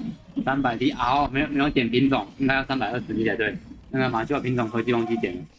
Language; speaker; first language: Chinese; native; Chinese